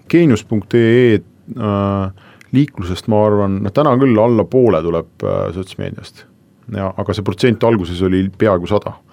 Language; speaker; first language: Estonian; native; Estonian